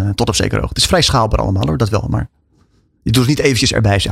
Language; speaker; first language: Dutch; native; Dutch